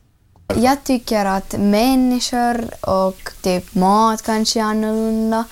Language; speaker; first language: Swedish; non-native, learner; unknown